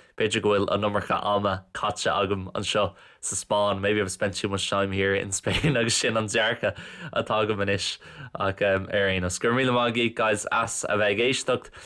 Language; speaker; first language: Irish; non-native, local second language; English